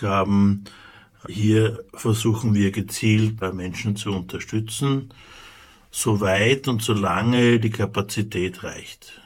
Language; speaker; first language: German; native; German